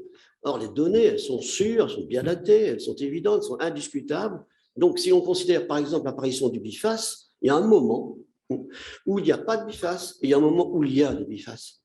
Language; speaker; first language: French; native; French